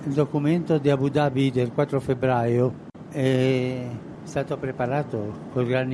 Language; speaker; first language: Italian; non-native, fluent; Spanish